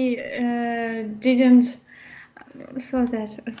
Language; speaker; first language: English; non-native, learner; Russian